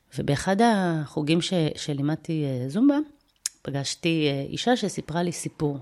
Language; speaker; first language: Hebrew; early bilingual, other home language; Russian